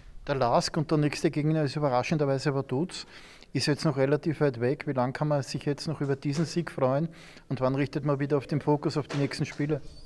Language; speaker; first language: German; native; German